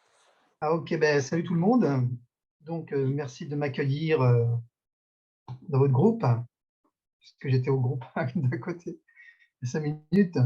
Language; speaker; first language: French; native; French